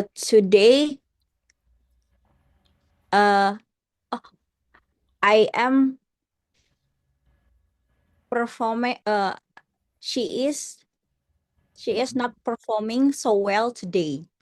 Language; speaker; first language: English; non-native, learner; Indonesian